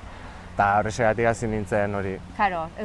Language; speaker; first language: Basque; non-native, fluent; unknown